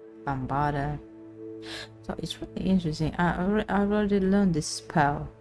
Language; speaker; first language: English; non-native, learner; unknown